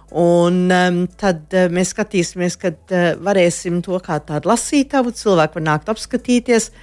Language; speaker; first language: Latvian; early bilingual, heritage; Latvian